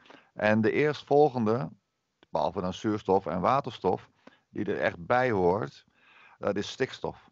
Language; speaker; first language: Dutch; native; Dutch